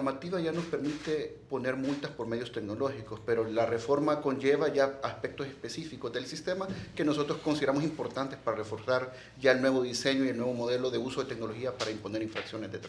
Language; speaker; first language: Spanish; native; Spanish